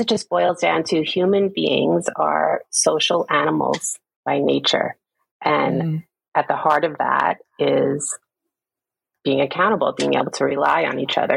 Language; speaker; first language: English; native; English